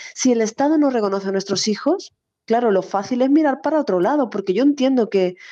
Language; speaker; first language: Spanish; native; Spanish